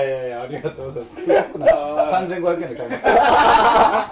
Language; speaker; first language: Japanese; native; Japanese